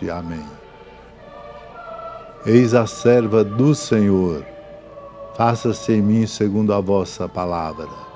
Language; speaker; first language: Portuguese; native; Portuguese